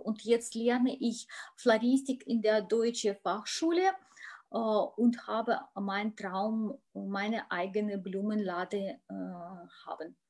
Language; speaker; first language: German; non-native, learner; Russian